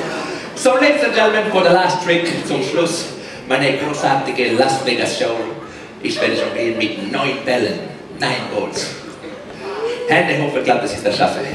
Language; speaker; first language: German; non-native, fluent; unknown